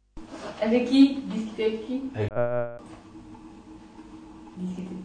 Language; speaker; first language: French; native; French